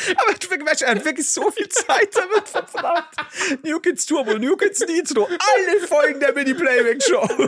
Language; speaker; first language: German; native; German